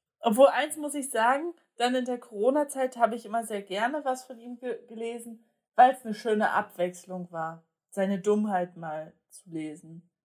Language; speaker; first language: German; early bilingual, other home language; Polish